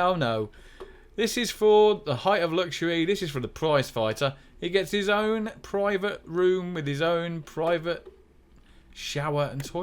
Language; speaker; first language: English; native; English